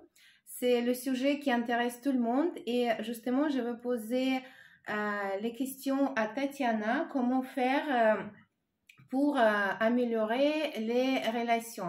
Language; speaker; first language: French; non-native, fluent; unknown